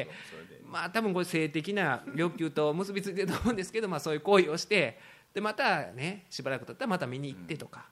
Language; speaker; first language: Japanese; native; Japanese